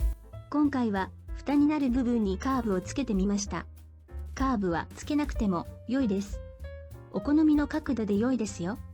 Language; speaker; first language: Japanese; native; Japanese